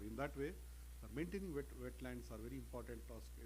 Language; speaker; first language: English; non-native, local second language; Kannada